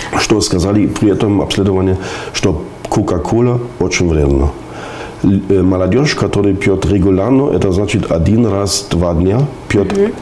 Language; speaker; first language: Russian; non-native, fluent; German